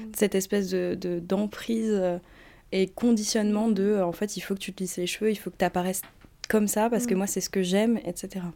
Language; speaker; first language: French; native; French